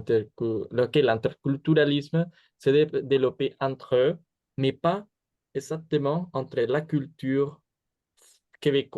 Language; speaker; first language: French; non-native, fluent; Spanish